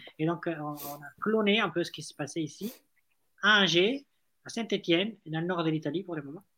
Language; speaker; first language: French; non-native, fluent; Italian